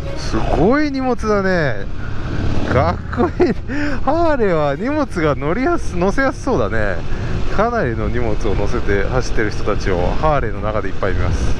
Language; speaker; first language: Japanese; native; Japanese